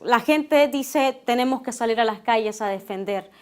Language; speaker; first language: Spanish; native; Spanish